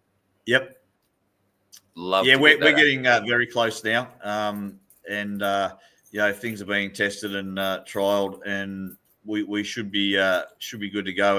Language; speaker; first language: English; native; English